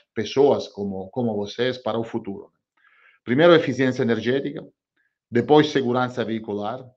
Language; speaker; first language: Portuguese; non-native, fluent; Italian